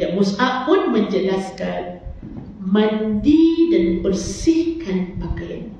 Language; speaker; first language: Malay; native; Malay